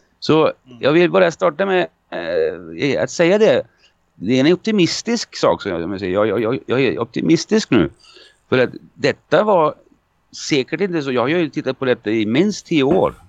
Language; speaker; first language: Swedish; non-native, fluent; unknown